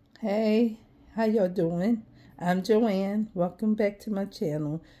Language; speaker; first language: English; native; English